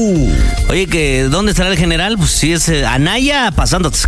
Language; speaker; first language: Spanish; native; Spanish